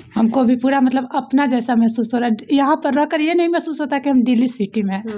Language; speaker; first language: Hindi; native; Hindi